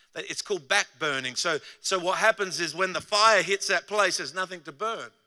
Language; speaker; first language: English; native; English